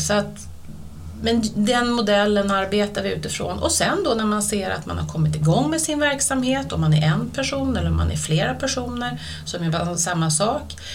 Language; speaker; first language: Swedish; native; Swedish